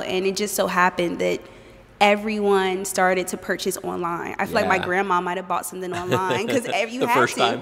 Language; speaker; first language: English; native; English